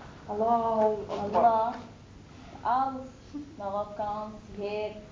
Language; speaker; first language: Dutch; non-native, learner; Arabic